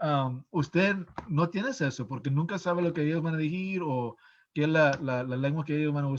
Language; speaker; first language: Spanish; non-native, fluent; English